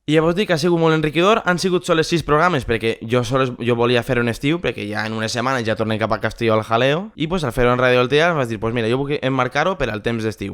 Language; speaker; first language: Catalan; native; Catalan